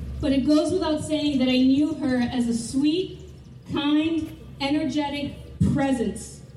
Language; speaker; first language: English; native; English